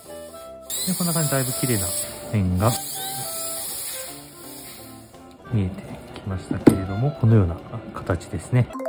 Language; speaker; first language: Japanese; native; Japanese